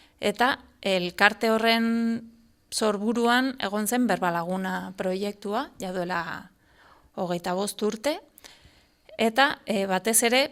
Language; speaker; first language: Basque; non-native, fluent; Spanish